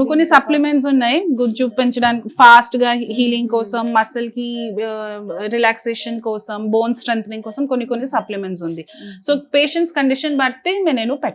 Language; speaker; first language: Telugu; non-native, fluent; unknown